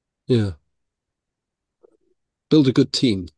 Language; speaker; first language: English; native; English